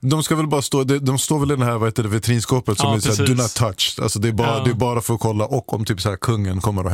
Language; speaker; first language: Swedish; native; Swedish